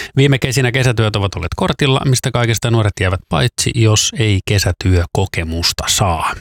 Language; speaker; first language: Finnish; native; Finnish